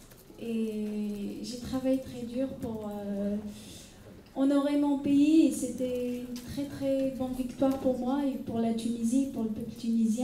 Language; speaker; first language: French; non-native, local second language; Arabic